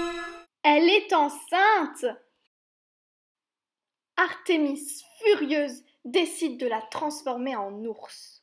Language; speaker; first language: French; native; French